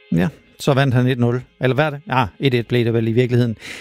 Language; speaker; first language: Danish; native; Danish